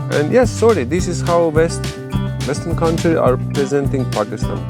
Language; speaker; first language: English; non-native, fluent; Croatian